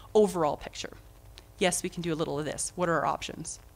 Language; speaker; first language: English; native; English